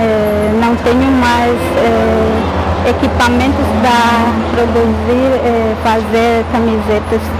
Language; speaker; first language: Portuguese; non-native, local second language; Guarani